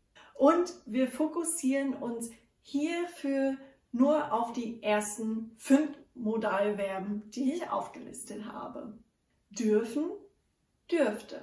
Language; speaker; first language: German; non-native, fluent; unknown